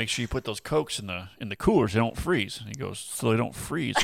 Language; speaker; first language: English; native; English